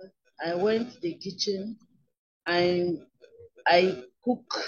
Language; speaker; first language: English; non-native, learner; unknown